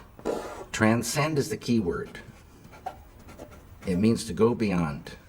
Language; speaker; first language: English; native; English